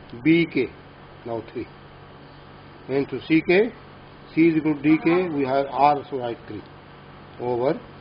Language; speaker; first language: English; non-native, local second language; Urdu